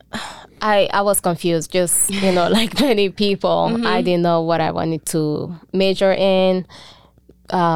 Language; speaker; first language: English; non-native, fluent; Mandingo